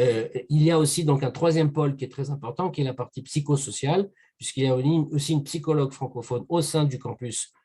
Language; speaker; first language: French; native; French